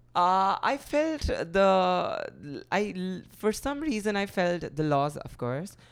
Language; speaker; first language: English; non-native, local second language; Gujarati